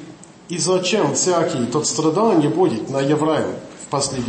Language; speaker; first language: Russian; non-native, learner; English